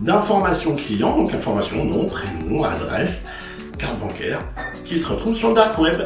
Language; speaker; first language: French; native; French